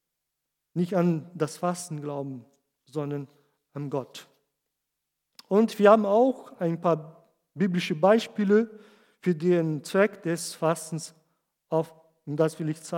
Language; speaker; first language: German; non-native, fluent; Portuguese